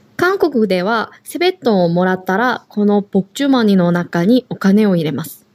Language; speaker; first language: Japanese; non-native, fluent; Korean